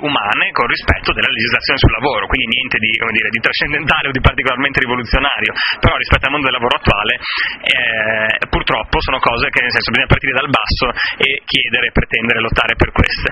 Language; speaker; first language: Italian; native; Italian